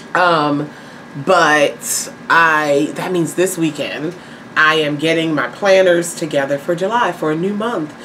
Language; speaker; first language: English; native; English